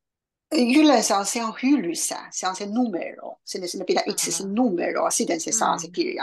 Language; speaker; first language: Finnish; non-native, learner; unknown